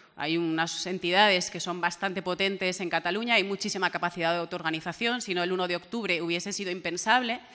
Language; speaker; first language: Spanish; native; Spanish